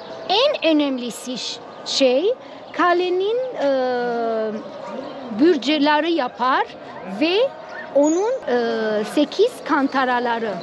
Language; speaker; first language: Turkish; non-native, fluent; Arabic